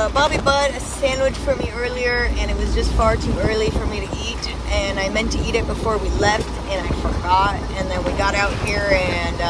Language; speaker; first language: English; native; English